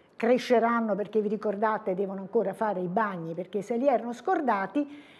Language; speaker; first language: Italian; native; Italian